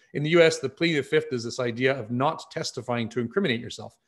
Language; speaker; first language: English; native; English